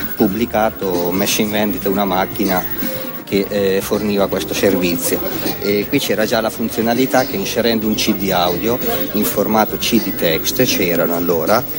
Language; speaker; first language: Italian; native; Italian